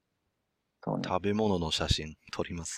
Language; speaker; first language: Japanese; non-native, learner; English